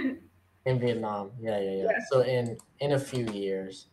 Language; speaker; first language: English; native; English